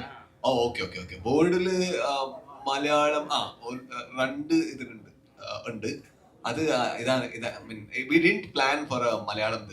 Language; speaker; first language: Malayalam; non-native, local second language; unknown